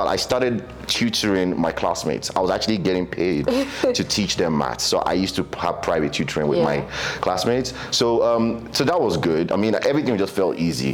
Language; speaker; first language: English; non-native, local second language; Yoruba